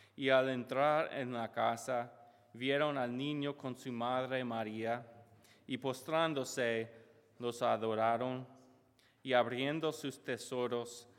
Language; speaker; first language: Spanish; non-native, fluent; English